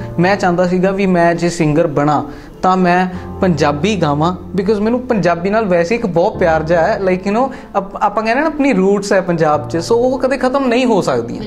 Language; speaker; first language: Punjabi; early bilingual, other home language; English